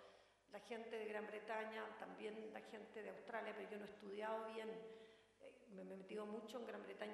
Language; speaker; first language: Spanish; native; Spanish